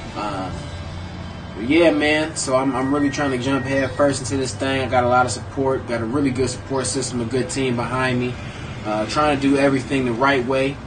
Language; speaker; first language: English; native; English